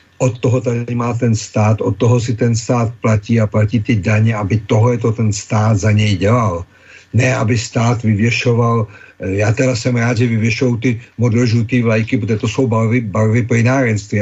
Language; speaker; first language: Czech; native; Czech